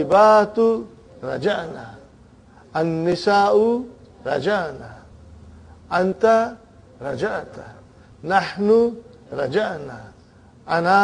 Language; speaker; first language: Arabic; non-native, fluent; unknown